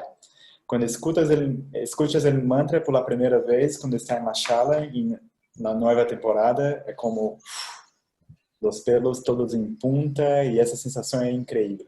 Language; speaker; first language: Spanish; non-native, fluent; Portuguese